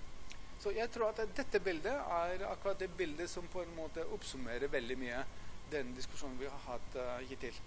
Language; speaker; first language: Norwegian; non-native, fluent; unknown